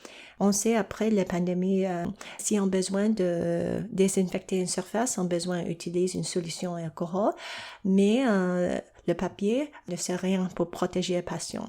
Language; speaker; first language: French; non-native, local second language; English